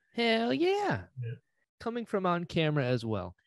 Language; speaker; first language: English; native; English